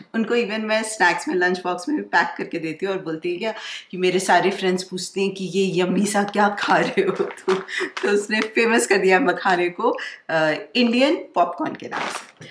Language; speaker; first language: Hindi; non-native, local second language; Bangla